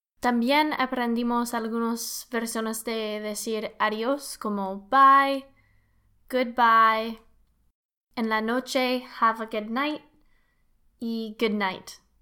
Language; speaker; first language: Spanish; non-native, learner; English